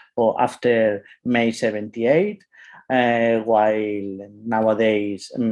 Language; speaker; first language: English; non-native, fluent; Catalan